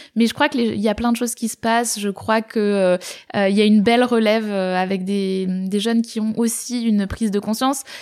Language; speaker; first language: French; native; French